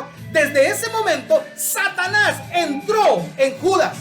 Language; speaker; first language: Spanish; native; Spanish